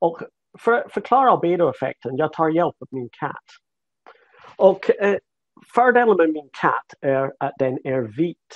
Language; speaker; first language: Swedish; non-native, fluent; English